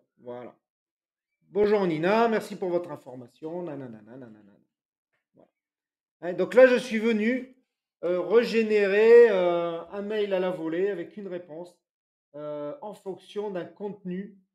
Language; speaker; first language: French; native; French